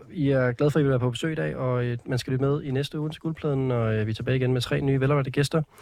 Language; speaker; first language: Danish; native; Danish